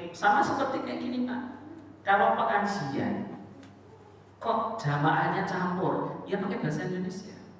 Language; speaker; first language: Indonesian; non-native, local second language; Javanese